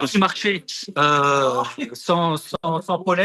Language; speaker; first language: French; native; French